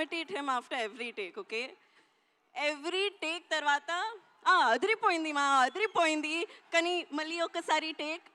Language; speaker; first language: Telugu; non-native, learner; Hindi